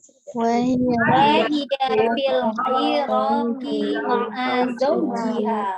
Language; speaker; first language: Arabic; non-native, learner; Indonesian